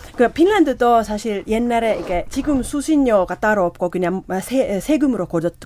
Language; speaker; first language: Korean; non-native, fluent; Finnish